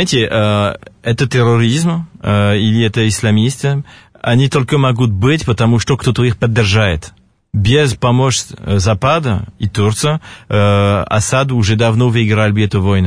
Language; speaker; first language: Russian; non-native, fluent; French